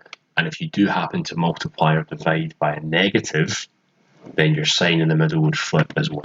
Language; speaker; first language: English; native; English